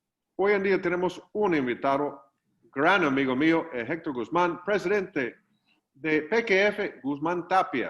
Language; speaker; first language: Spanish; non-native, fluent; English